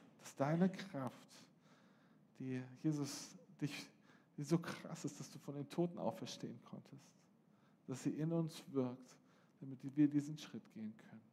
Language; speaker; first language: German; native; German